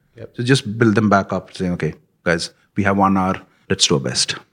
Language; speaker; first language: English; non-native, local second language; Punjabi